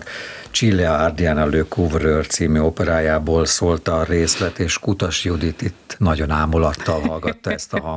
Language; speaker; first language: Hungarian; native; Hungarian